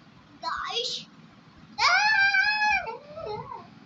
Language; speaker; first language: English; non-native, learner; Urdu